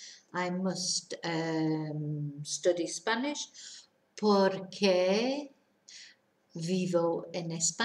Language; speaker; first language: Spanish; non-native, fluent; English